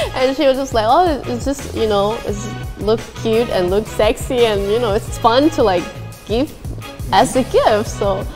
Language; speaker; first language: English; non-native, fluent; Thai